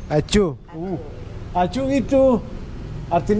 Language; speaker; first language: Indonesian; non-native, learner; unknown